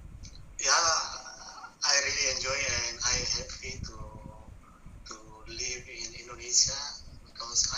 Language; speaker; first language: English; non-native, learner; Indonesian